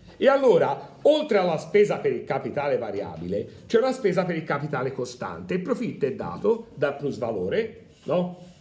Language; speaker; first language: Italian; native; Italian